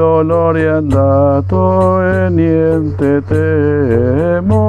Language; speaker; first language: Italian; non-native, learner; Spanish